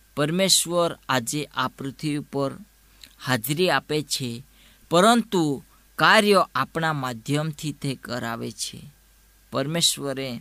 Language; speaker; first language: Gujarati; non-native, local second language; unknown